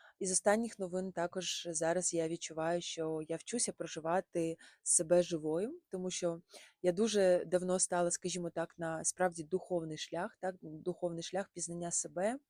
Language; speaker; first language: Ukrainian; non-native, local second language; Russian